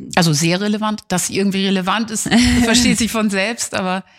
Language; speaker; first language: German; native; German